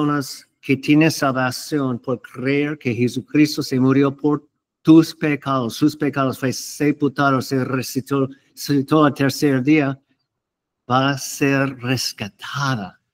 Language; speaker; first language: Spanish; non-native, fluent; English